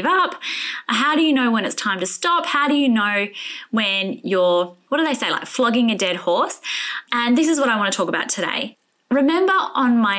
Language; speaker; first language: English; native; English